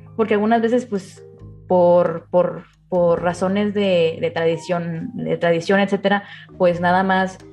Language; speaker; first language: Spanish; native; Spanish